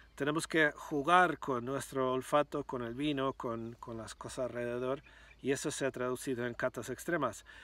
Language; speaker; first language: Spanish; non-native, fluent; English